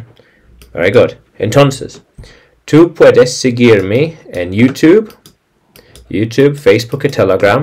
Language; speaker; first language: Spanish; non-native, learner; English